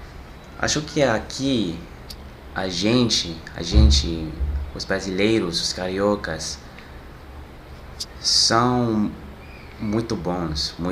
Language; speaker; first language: Portuguese; non-native, learner; French